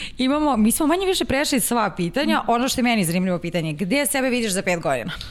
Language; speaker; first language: Serbian; native; Serbian